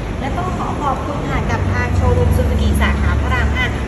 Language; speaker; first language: Thai; native; Thai